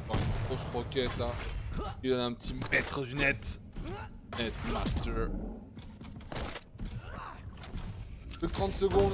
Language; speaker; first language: French; native; French